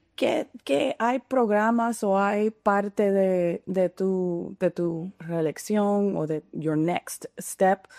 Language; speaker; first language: Spanish; early bilingual, heritage; Spanish